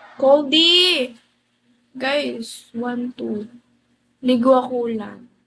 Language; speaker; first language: Filipino; non-native, local second language; Cebuano